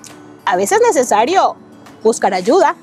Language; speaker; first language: Spanish; native; Spanish